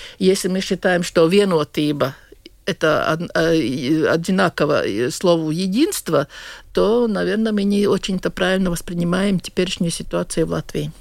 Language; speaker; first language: Russian; non-native, local second language; Latvian